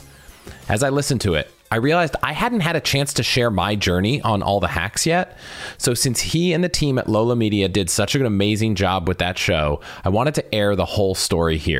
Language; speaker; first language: English; native; English